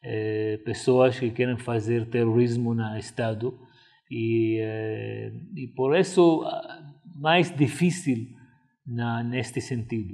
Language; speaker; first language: Portuguese; non-native, fluent; Arabic